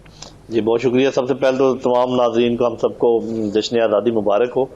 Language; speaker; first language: Urdu; native; Urdu